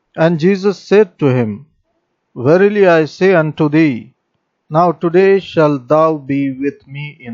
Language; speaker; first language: English; non-native, local second language; Marathi